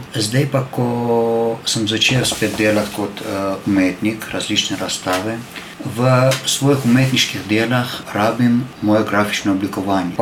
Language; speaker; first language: Slovenian; non-native, learner; Armenian